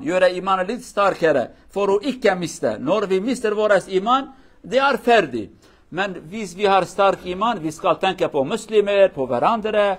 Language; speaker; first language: Swedish; non-native, fluent; Kurdish